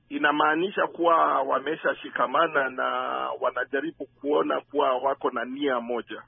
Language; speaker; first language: Swahili; non-native, local second language; Luyia